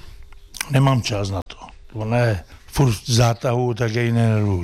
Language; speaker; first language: Czech; native; Czech